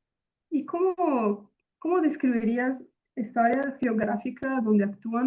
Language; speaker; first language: Spanish; non-native, fluent; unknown